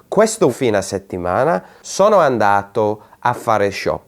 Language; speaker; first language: Italian; non-native, fluent; English